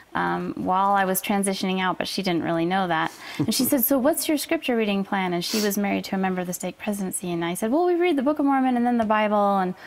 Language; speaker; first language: English; native; English